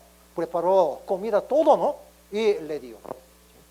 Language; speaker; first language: Spanish; non-native, learner; Korean